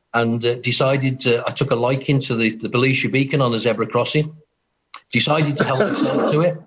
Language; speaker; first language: English; native; English